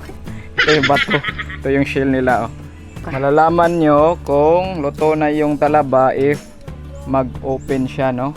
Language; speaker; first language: Filipino; non-native, local second language; Cebuano